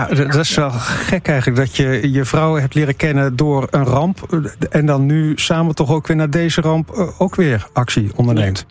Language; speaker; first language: Dutch; native; Dutch